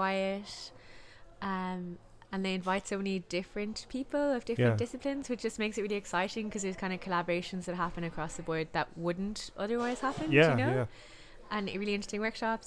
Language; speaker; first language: English; native; English